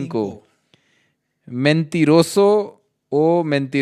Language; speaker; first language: Spanish; non-native, learner; Hindi